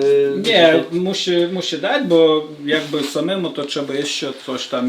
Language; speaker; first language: Polish; non-native, learner; Lithuanian